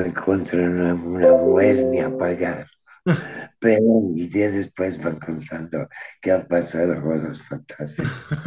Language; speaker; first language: Spanish; non-native, fluent; Italian